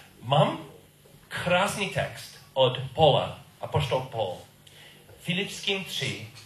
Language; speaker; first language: Czech; non-native, learner; English